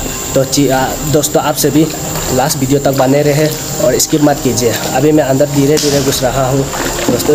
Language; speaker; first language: Hindi; non-native, local second language; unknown